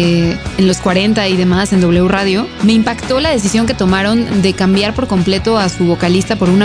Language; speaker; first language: Spanish; native; Spanish